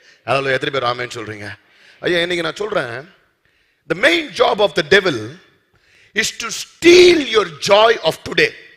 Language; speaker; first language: English; non-native, local second language; Tamil